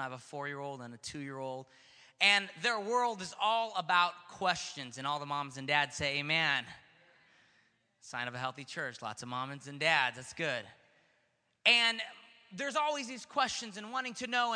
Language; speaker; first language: English; native; English